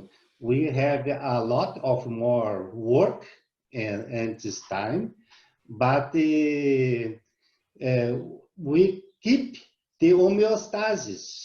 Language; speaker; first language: English; non-native, learner; Portuguese